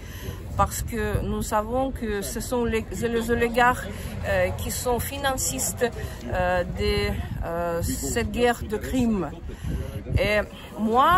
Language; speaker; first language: French; non-native, fluent; Russian